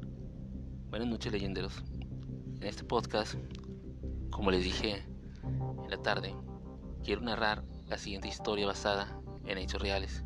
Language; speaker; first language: Spanish; native; Spanish